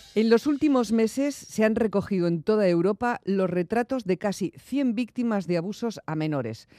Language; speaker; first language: Spanish; native; Spanish